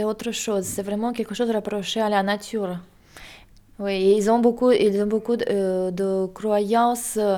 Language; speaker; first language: French; non-native, fluent; Russian